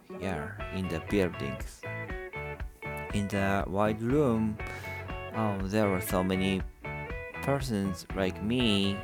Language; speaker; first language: English; non-native, learner; Japanese